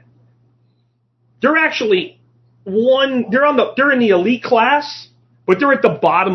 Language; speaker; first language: English; native; English